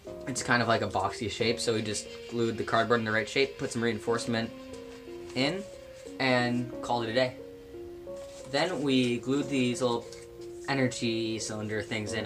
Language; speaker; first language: English; native; English